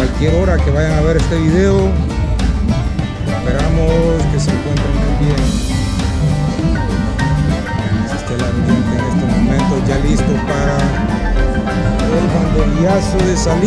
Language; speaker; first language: Spanish; native; Spanish